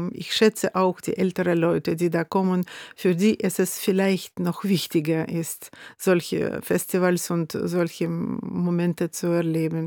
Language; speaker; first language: German; non-native, fluent; Russian